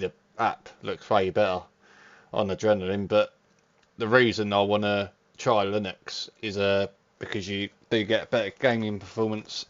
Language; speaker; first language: English; native; English